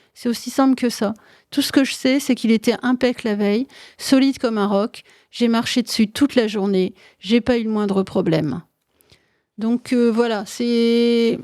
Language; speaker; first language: French; native; French